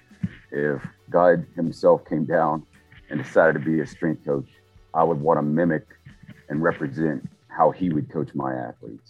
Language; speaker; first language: English; native; English